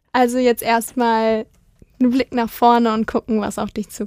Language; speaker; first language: German; native; German